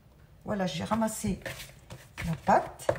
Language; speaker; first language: French; non-native, local second language; Arabic